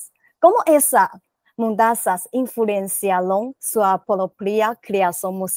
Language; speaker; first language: Portuguese; non-native, learner; Chinese